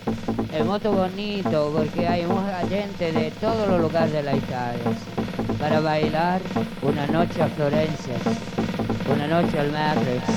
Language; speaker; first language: Spanish; non-native, learner; Italian